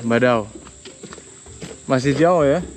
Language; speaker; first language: Indonesian; non-native, learner; Danish